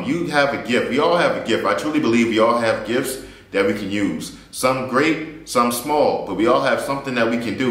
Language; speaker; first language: English; native; English